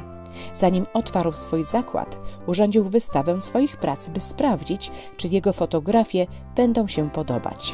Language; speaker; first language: Polish; native; Polish